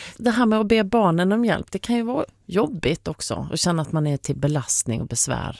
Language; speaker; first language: Swedish; native; Swedish